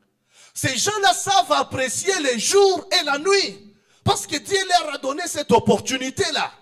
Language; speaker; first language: French; non-native, local second language; Swahili